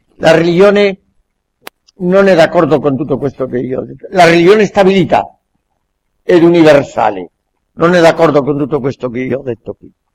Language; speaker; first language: Italian; non-native, fluent; Spanish